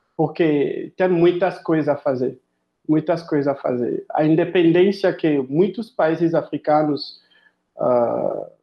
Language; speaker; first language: Portuguese; non-native, fluent; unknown